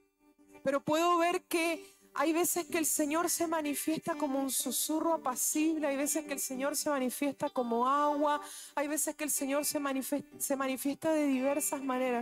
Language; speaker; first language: Spanish; native; Spanish